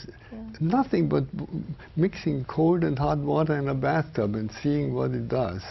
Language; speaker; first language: English; non-native, fluent; German